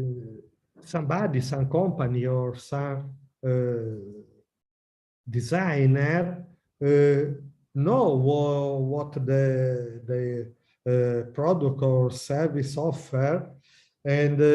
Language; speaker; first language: English; non-native, learner; Italian